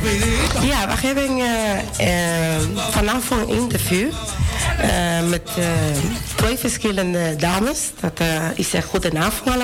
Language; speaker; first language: Dutch; non-native, fluent; Spanish